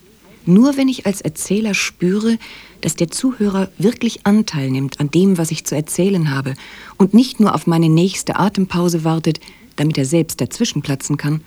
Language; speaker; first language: German; native; German